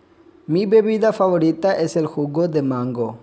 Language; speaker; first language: Spanish; non-native, learner; Urdu